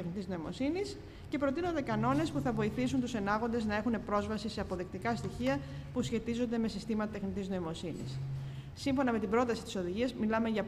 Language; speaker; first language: Greek; native; Greek